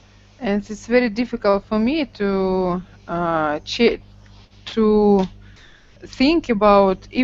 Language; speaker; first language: English; non-native, learner; Russian